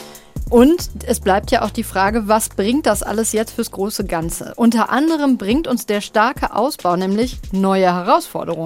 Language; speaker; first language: German; native; German